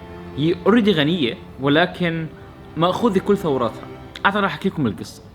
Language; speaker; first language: Arabic; native; Arabic